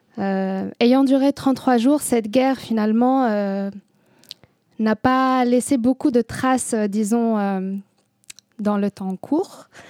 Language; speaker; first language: French; non-native, local second language; Arabic